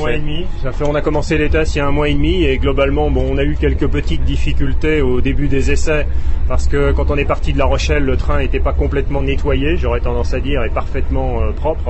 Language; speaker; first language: French; native; French